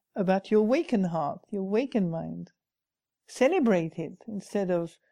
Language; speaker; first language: English; non-native, fluent; French